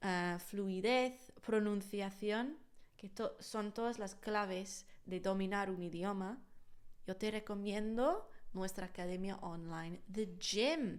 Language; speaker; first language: Spanish; non-native, fluent; English